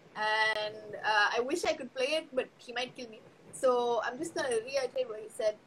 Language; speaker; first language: English; non-native, local second language; Tamil